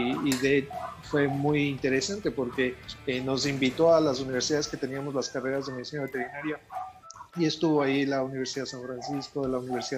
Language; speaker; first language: Spanish; native; Spanish